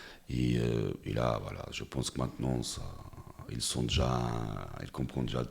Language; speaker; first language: French; non-native, fluent; Portuguese